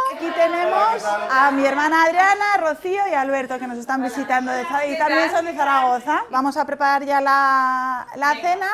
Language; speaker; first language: Spanish; native; Spanish